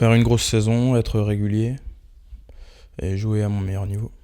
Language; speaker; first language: French; native; French